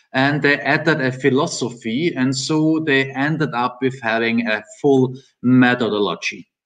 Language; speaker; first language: English; non-native, fluent; German